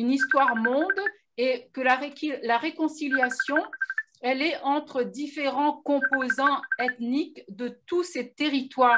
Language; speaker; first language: French; native; French